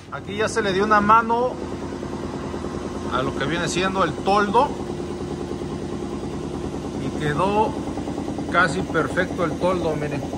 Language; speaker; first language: Spanish; native; Spanish